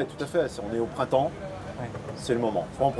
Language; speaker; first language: French; native; French